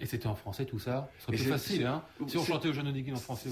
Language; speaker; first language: French; native; French